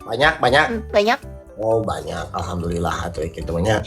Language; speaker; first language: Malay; non-native, local second language; Sundanese